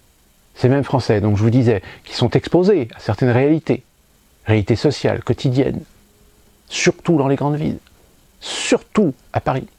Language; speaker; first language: French; native; French